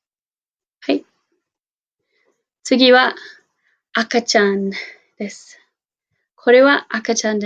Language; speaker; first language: Japanese; non-native, fluent; English